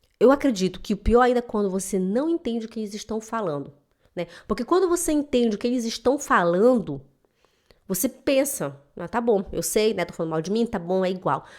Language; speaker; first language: Portuguese; native; Portuguese